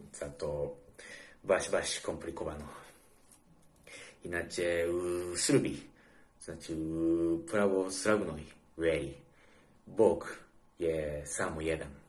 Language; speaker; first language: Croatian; non-native, learner; Japanese